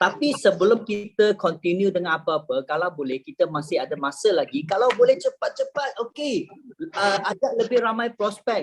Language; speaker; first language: Malay; native; Malay